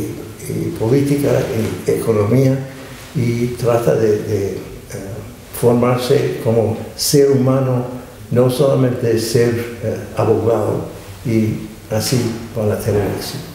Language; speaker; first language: Spanish; non-native, fluent; English